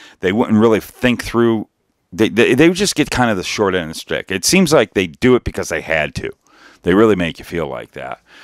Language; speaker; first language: English; native; English